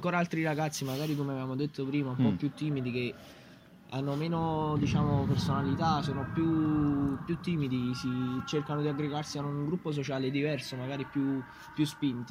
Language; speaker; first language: Italian; native; Italian